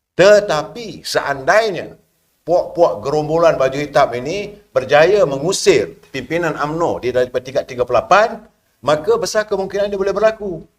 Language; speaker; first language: Malay; native; Malay